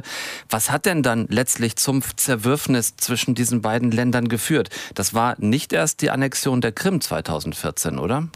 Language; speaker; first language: German; native; German